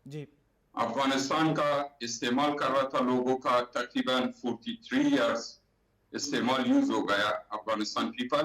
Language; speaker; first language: Hindi; non-native, learner; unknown